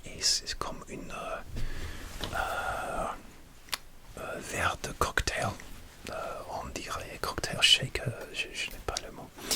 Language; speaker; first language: French; non-native, learner; English